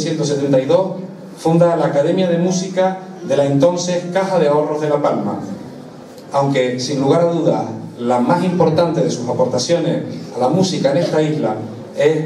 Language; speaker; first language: Spanish; native; Spanish